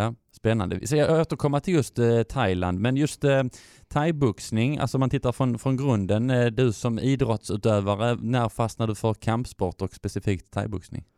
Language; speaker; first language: Swedish; native; Swedish